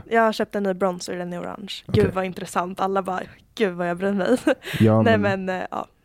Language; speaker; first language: Swedish; native; Swedish